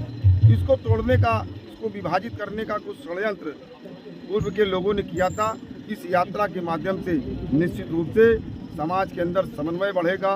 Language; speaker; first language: Hindi; native; Hindi